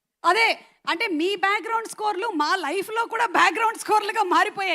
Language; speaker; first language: Telugu; native; Telugu